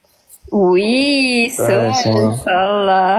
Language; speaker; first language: French; non-native, learner; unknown